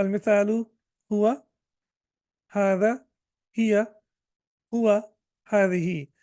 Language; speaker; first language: Arabic; non-native, fluent; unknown